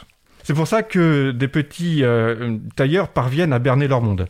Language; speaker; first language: French; native; French